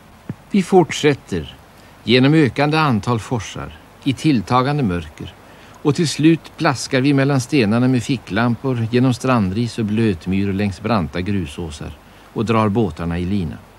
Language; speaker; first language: Swedish; native; Swedish